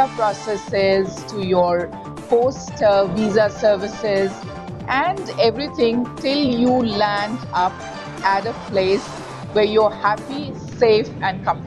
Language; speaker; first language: English; non-native, local second language; Hindi